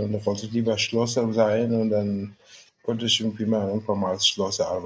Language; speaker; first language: German; non-native, fluent; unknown